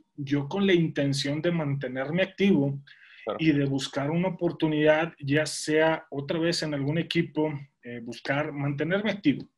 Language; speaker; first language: Spanish; native; Spanish